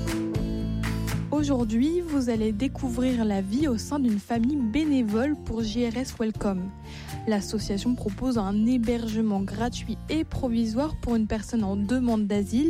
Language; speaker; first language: French; native; French